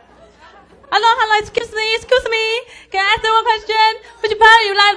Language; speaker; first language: English; non-native, learner; Chinese